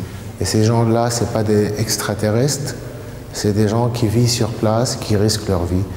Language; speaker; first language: French; non-native, fluent; Arabic